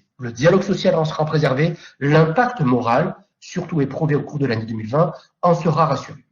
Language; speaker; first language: French; native; French